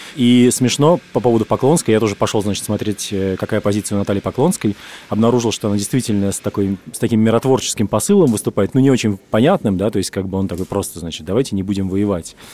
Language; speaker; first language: Russian; native; Russian